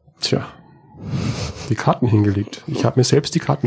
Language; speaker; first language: German; native; German